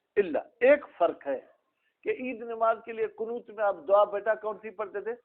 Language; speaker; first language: Urdu; non-native, local second language; Sindhi